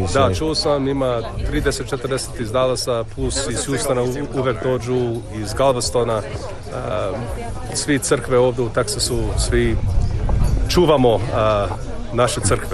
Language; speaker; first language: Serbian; early bilingual, heritage; Serbian